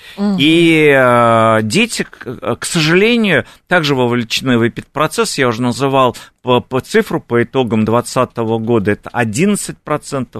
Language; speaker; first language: Russian; native; Russian